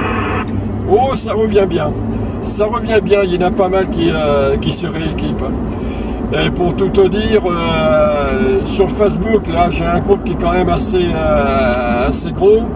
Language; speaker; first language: French; native; French